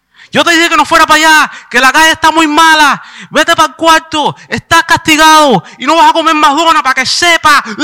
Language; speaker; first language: Spanish; early bilingual, heritage; Spanish